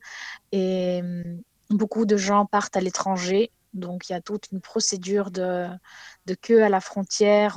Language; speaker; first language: French; non-native, fluent; Ukrainian